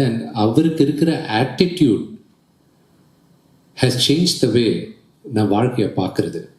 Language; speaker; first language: Tamil; early bilingual, heritage; Telugu